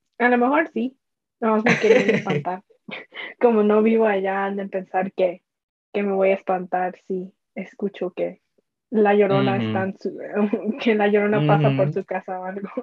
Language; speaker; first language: Spanish; early bilingual, heritage; Spanish